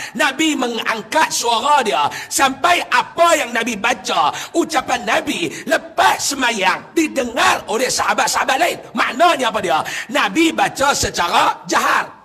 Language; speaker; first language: Malay; native; Malay